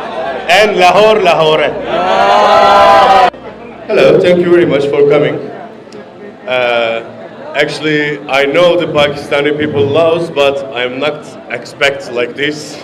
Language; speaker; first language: English; non-native, learner; Turkish